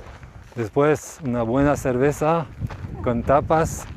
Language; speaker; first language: Spanish; non-native, learner; French